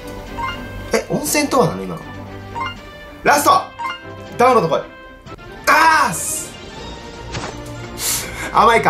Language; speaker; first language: Japanese; native; Japanese